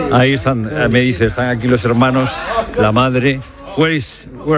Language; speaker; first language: Spanish; native; Spanish